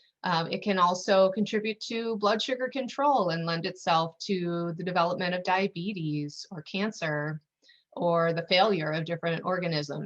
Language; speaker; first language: English; native; English